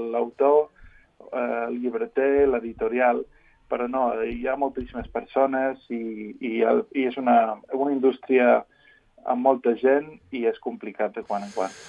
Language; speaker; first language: Catalan; non-native, local second language; English